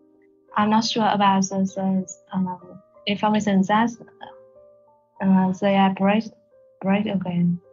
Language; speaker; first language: English; non-native, learner; Vietnamese